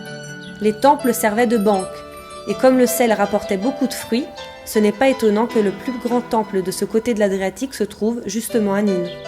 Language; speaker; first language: French; native; French